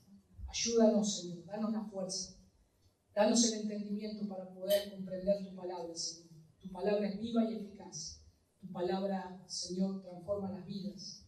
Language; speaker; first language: Spanish; native; Spanish